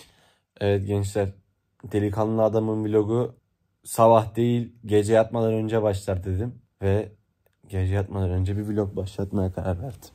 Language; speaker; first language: Turkish; native; Turkish